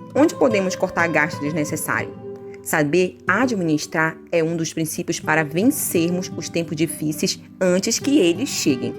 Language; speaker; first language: Portuguese; native; Portuguese